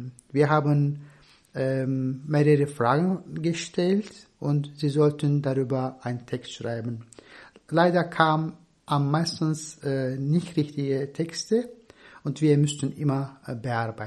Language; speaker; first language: German; non-native, fluent; Turkish